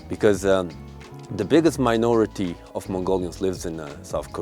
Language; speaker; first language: English; non-native, local second language; Mongolian